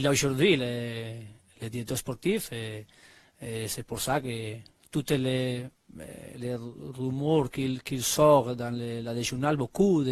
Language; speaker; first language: French; non-native, learner; Spanish